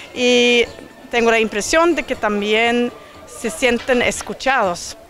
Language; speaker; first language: Spanish; non-native, fluent; Swedish